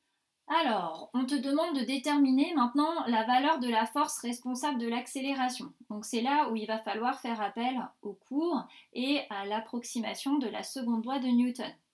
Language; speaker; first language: French; native; French